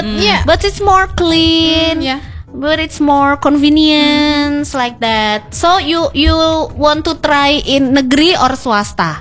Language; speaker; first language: English; non-native, learner; Indonesian